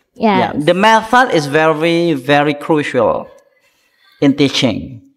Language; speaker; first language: English; non-native, fluent; Indonesian